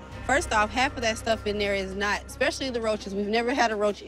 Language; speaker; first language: English; native; English